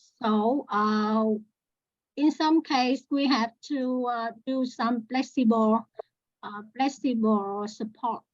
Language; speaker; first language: English; non-native, learner; Vietnamese